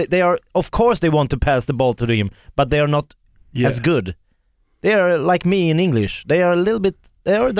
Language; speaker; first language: English; non-native, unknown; Swedish